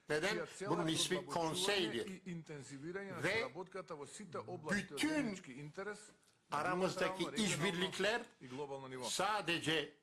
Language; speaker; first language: Turkish; non-native, learner; Macedonian